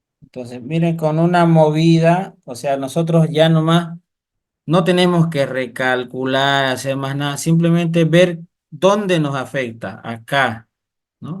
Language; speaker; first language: Spanish; native; Spanish